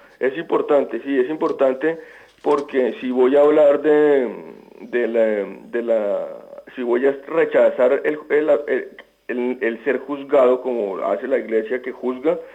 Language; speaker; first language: Spanish; non-native, fluent; Greek